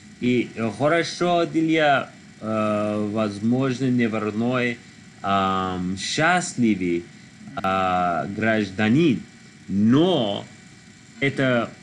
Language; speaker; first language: Russian; non-native, learner; English